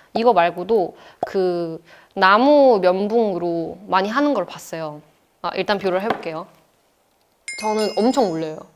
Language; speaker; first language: Korean; non-native, fluent; Chinese